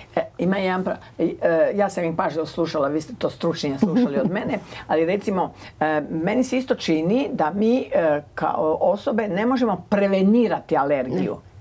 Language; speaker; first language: Croatian; native; Croatian